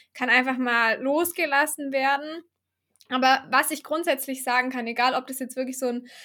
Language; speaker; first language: German; native; German